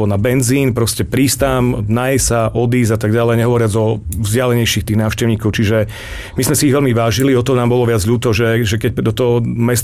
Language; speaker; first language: Slovak; native; Slovak